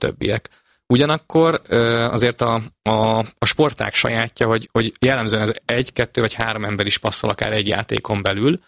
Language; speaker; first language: Hungarian; native; Hungarian